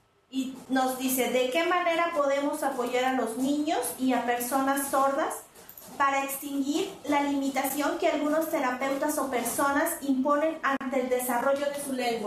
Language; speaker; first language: Spanish; native; Spanish